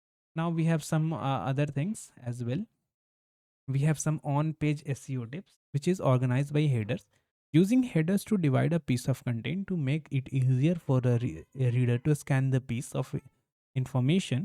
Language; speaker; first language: English; non-native, local second language; Hindi